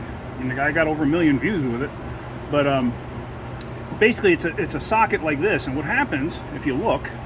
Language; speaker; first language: English; native; English